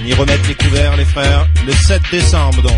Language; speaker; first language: French; native; French